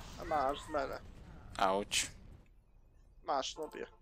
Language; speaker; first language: Polish; native; Polish